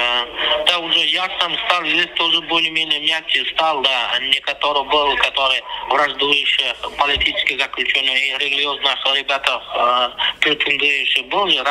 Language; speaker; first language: Russian; non-native, local second language; Turkmen